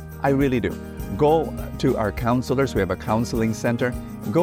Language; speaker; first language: English; non-native, local second language; Filipino